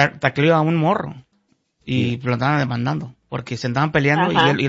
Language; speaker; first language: Spanish; native; Spanish